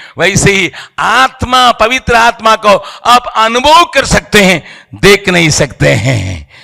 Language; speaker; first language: Hindi; non-native, local second language; Tamil